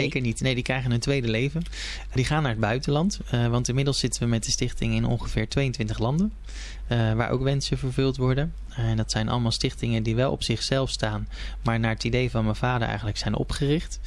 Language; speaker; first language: Dutch; native; Dutch